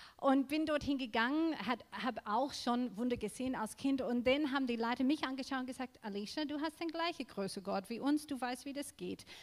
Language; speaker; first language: German; non-native, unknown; English